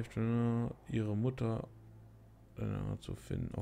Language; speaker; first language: German; native; German